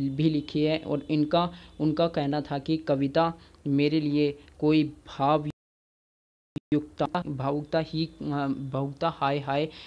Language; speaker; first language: Hindi; native; Hindi